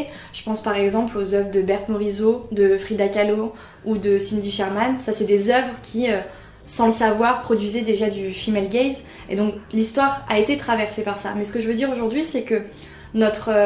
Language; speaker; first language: French; native; French